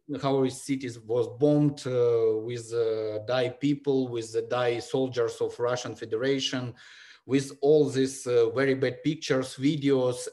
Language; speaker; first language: English; non-native, learner; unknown